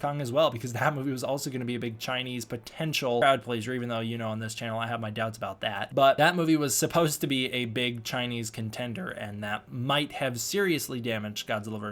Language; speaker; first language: English; native; English